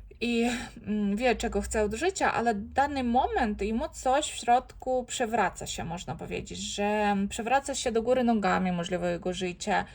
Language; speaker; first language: Polish; non-native, fluent; Ukrainian